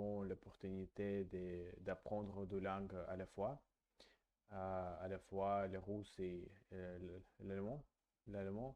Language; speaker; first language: French; non-native, learner; English